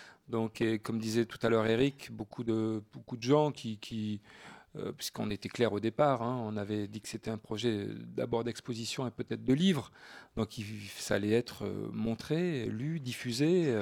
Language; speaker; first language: French; native; French